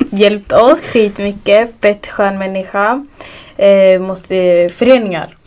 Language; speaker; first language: Swedish; early bilingual, other home language; Arabic